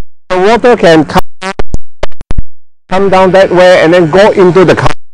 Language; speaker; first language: English; non-native, local second language; Chinese